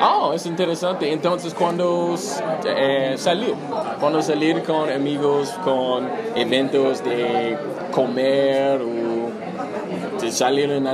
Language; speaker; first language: Spanish; non-native, learner; English